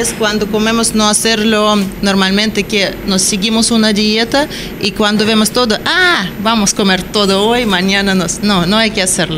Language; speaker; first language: Spanish; non-native, learner; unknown